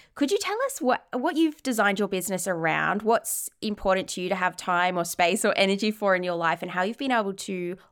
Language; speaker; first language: English; native; English